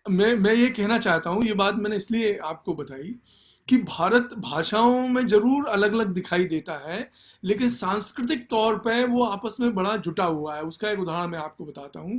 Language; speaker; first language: Hindi; native; Hindi